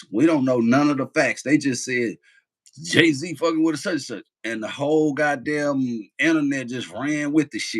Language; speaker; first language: English; native; English